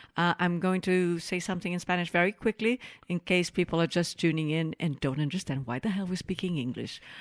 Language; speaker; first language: English; non-native, fluent; Portuguese